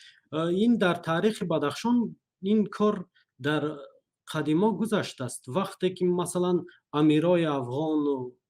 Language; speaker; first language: Persian; non-native, local second language; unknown